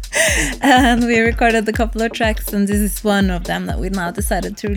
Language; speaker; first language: English; non-native, fluent; Norwegian